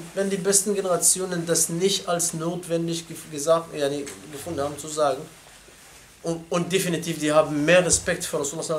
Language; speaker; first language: German; non-native, fluent; Arabic